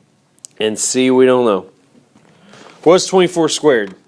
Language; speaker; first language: English; native; English